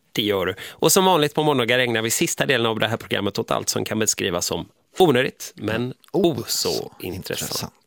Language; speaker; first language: Swedish; native; Swedish